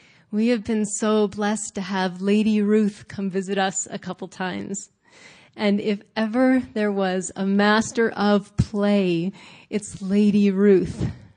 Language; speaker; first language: English; native; English